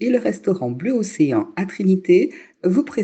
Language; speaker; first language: French; native; French